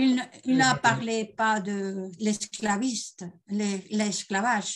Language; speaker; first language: French; non-native, learner; Spanish